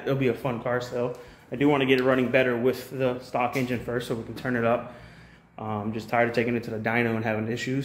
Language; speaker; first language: English; native; English